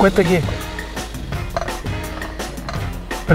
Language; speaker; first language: Spanish; native; Spanish